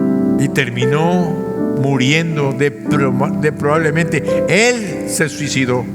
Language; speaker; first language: Spanish; native; Spanish